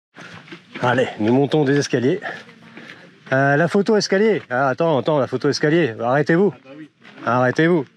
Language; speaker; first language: French; native; French